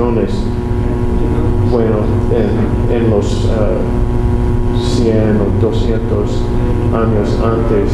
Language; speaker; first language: Spanish; non-native, learner; English